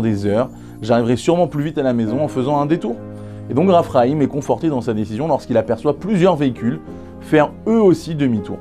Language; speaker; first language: French; native; French